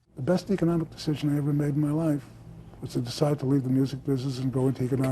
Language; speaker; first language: English; native; English